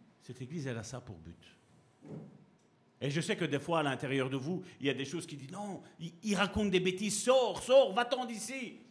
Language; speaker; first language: French; native; French